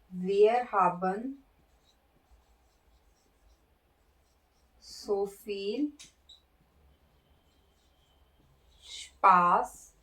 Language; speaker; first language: German; non-native, fluent; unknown